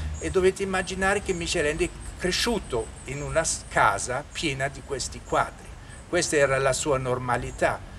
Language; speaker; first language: Italian; early bilingual, other home language; German